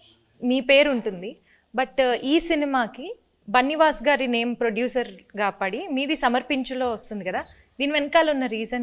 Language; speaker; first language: Telugu; native; Telugu